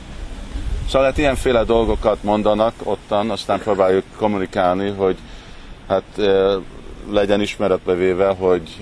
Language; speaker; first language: Hungarian; early bilingual, heritage; Hungarian